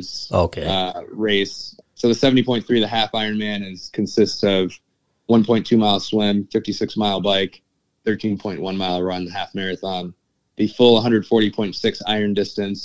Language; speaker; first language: English; native; English